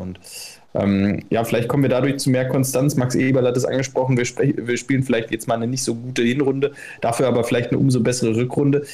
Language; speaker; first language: German; native; German